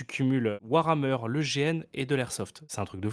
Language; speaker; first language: French; native; French